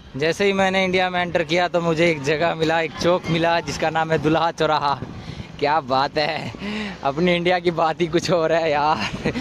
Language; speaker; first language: Hindi; native; Hindi